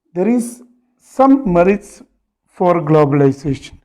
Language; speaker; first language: English; non-native, local second language; Malayalam